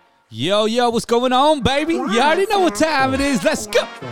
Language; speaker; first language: English; early bilingual, other home language; Spanish